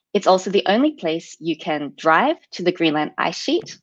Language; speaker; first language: English; native; English